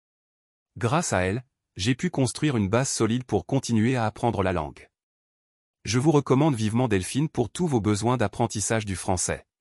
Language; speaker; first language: French; non-native, local second language; English